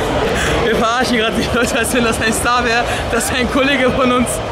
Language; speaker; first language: German; native; German